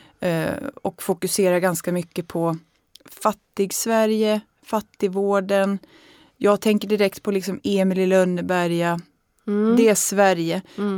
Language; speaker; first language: Swedish; native; Swedish